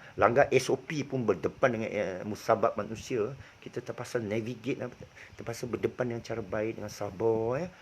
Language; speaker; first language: Malay; non-native, local second language; Chinese